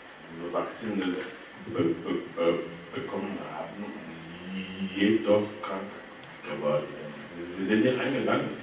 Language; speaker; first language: German; non-native, learner; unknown